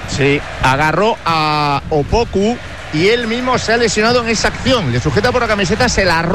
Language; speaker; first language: Spanish; native; Spanish